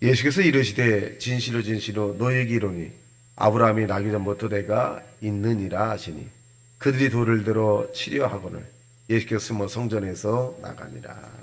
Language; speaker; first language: Korean; native; Korean